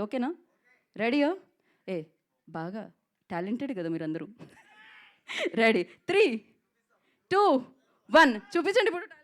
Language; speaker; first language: Telugu; native; Telugu